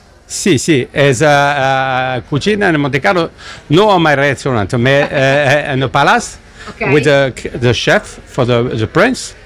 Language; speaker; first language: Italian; non-native, learner; French